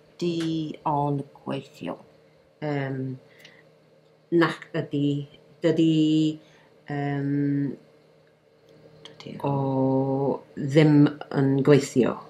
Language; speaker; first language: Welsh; non-native, learner; English